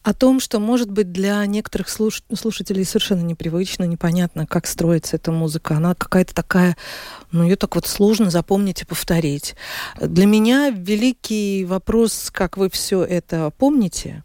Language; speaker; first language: Russian; native; Russian